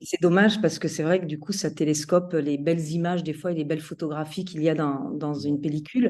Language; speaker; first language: French; native; French